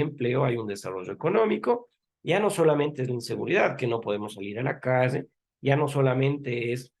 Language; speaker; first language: Spanish; native; Spanish